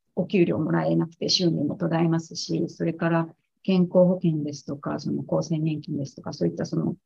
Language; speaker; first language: Japanese; native; Japanese